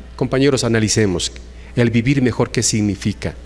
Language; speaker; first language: Spanish; non-native, local second language; Aymara